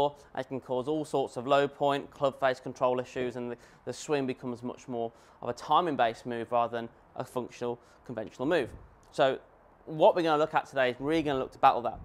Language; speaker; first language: English; native; English